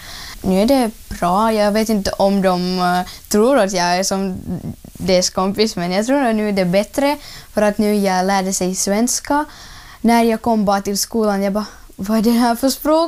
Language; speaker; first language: Swedish; early bilingual, other home language; Russian